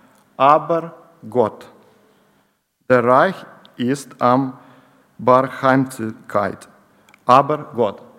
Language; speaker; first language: German; non-native, learner; Ukrainian